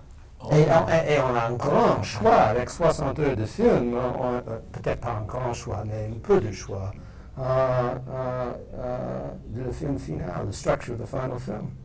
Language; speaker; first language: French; non-native, fluent; English